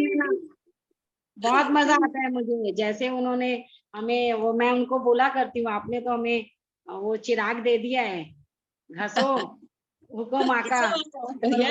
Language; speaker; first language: Hindi; native; Hindi